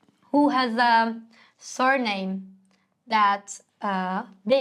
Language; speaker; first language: English; non-native, learner; Turkish